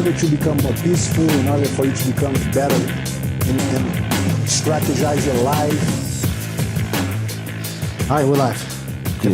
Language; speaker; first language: English; native; English